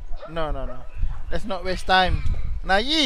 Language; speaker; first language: English; non-native, local second language; Malay